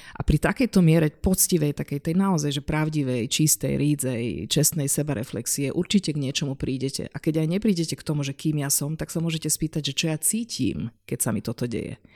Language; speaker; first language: Slovak; non-native, local second language; Hungarian